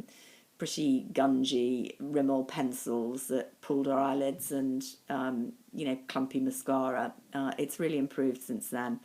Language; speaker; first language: English; native; English